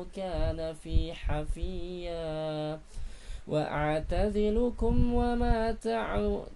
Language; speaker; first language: Arabic; non-native, fluent; Indonesian